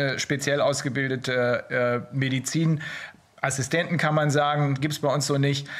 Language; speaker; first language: German; native; German